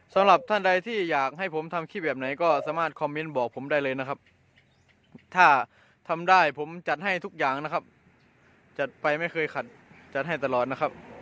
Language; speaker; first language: Thai; non-native, local second language; Northeastern Thai